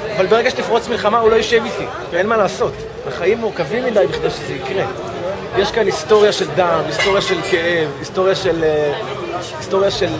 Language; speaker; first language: Hebrew; native; Hebrew